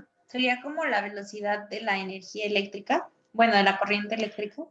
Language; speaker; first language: Spanish; native; Spanish